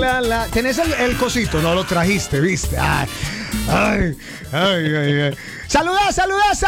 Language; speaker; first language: Spanish; native; Spanish